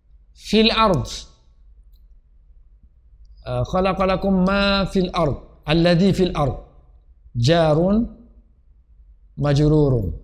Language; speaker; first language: Arabic; non-native, fluent; Malay